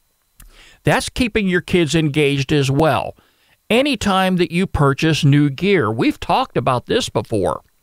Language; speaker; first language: English; native; English